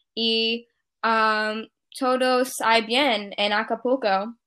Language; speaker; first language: Spanish; non-native, learner; English